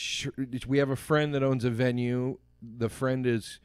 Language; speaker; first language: English; native; English